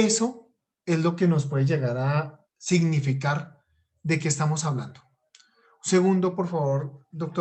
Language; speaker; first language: Spanish; native; Spanish